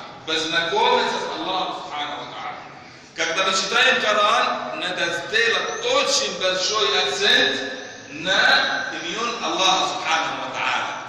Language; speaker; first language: Russian; non-native, fluent; Arabic